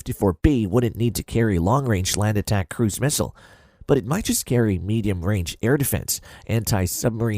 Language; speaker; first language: English; non-native, fluent; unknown